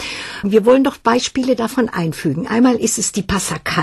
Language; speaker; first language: German; native; German